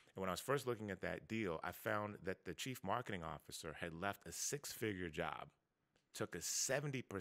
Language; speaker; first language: English; native; English